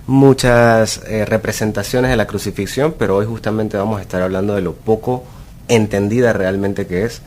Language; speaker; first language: Spanish; native; Spanish